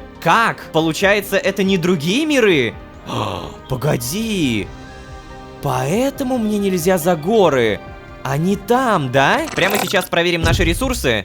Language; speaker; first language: Russian; native; Russian